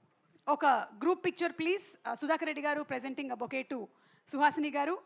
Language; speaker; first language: Telugu; native; Telugu